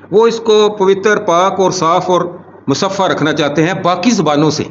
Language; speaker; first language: Urdu; non-native, local second language; Punjabi